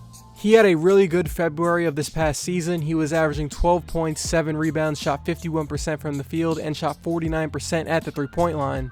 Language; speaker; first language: English; native; English